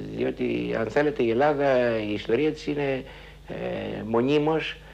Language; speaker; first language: Greek; native; Greek